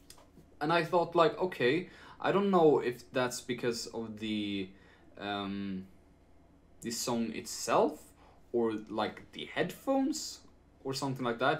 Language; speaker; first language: English; non-native, fluent; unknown